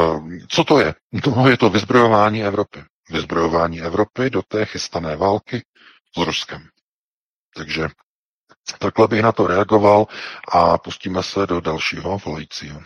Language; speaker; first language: Czech; native; Czech